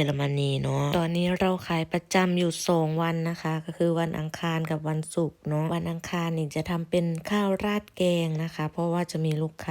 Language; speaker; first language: Thai; non-native, local second language; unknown